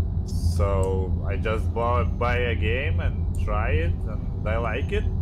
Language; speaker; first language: English; non-native, learner; Lithuanian